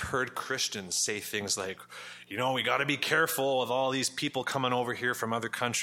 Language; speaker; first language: English; native; English